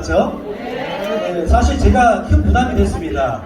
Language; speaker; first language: Korean; native; Korean